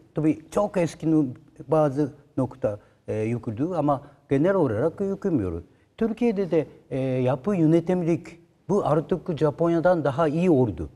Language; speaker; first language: Turkish; non-native, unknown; Japanese